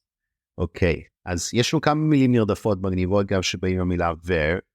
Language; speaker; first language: Hebrew; native; Hebrew